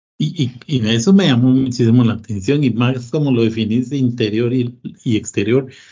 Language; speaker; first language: Spanish; native; Spanish